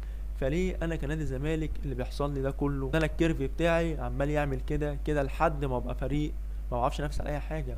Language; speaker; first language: Arabic; native; Arabic